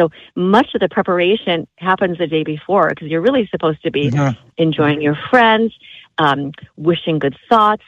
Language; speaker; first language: English; native; English